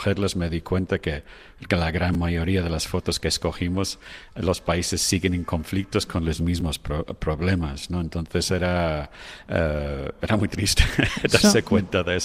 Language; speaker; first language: Spanish; non-native, fluent; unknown